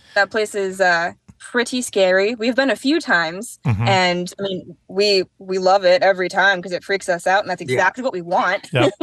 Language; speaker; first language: English; native; English